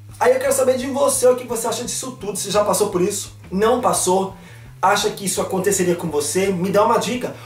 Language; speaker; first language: Portuguese; native; Portuguese